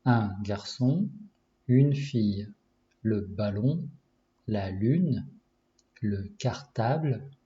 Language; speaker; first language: French; non-native, learner; Japanese